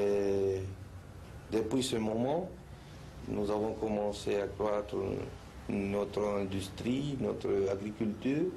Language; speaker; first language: French; non-native, fluent; Spanish